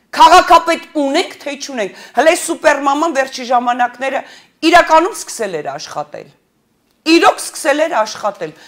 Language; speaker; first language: Armenian; early bilingual, heritage; Armenian